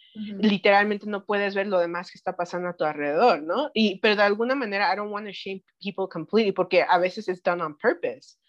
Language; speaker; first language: Spanish; early bilingual, heritage; Spanish